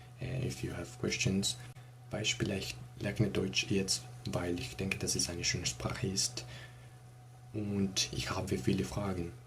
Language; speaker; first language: German; non-native, learner; Spanish